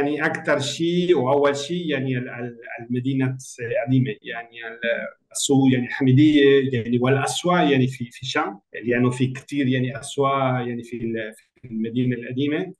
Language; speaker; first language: Arabic; non-native, learner; Spanish